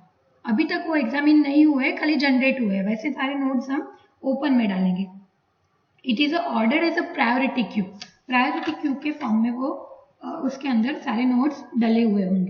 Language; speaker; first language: Hindi; non-native, local second language; Gujarati